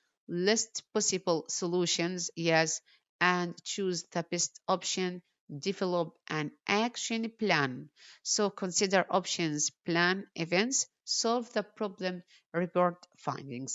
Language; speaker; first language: English; non-native, fluent; Arabic